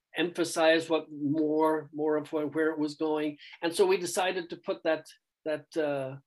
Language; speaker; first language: English; native; English